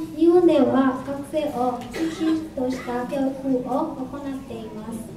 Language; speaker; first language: Japanese; non-native, learner; Burmese